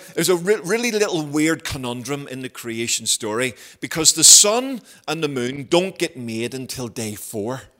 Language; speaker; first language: English; native; English